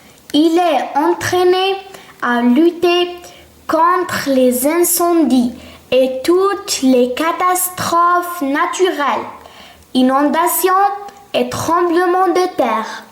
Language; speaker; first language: French; non-native, local second language; Arabic